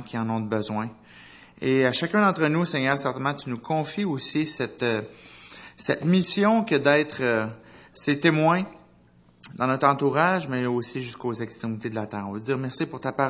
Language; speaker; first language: French; native; French